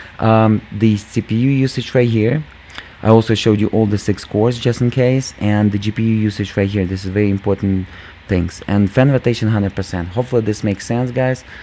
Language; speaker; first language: English; non-native, fluent; Russian